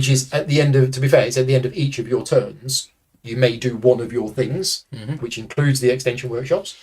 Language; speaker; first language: English; native; English